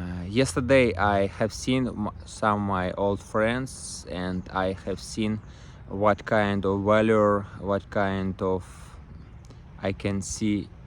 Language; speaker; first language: English; non-native, learner; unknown